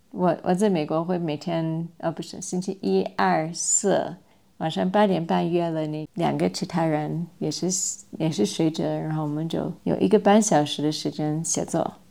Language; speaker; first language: Chinese; non-native, fluent; English